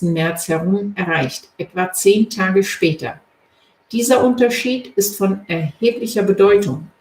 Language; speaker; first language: German; native; German